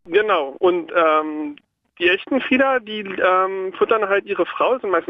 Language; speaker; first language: German; native; German